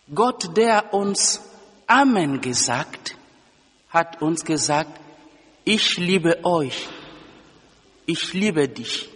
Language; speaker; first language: German; non-native, fluent; Lingala